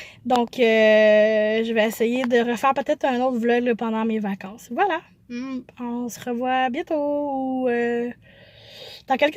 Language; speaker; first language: French; native; French